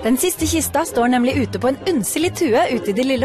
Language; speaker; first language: Norwegian; native; Norwegian